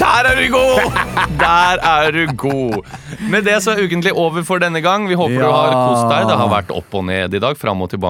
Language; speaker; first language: Norwegian; native; Norwegian